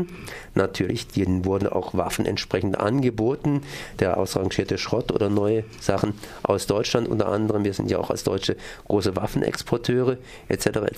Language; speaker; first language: German; native; German